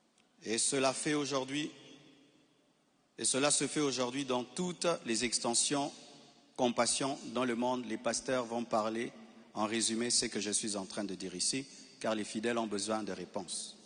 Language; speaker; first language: French; non-native, local second language; Lingala